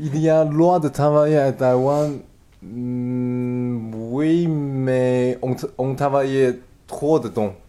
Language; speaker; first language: French; non-native, learner; Chinese